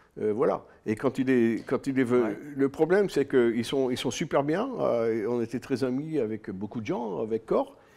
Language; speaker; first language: French; native; French